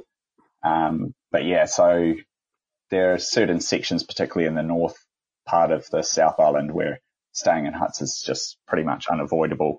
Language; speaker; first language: English; native; English